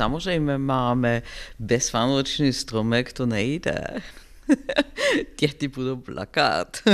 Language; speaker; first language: Czech; non-native, fluent; German